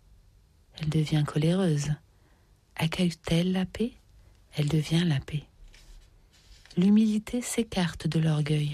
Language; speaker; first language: French; native; French